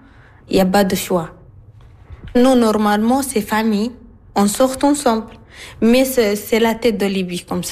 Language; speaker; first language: French; non-native, learner; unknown